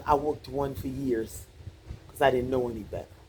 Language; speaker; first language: English; native; English